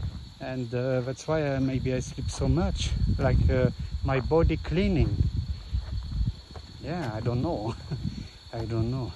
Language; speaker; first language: English; non-native, learner; French